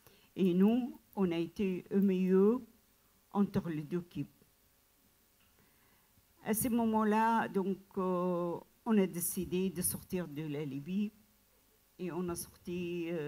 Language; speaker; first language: French; non-native, learner; Arabic